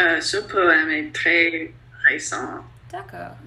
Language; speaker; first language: French; non-native, learner; English